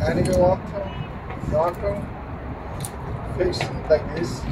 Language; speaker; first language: English; non-native, learner; Bangla